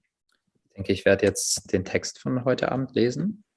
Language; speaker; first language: German; native; German